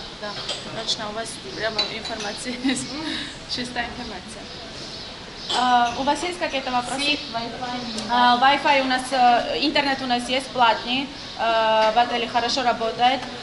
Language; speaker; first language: Russian; non-native, learner; Turkish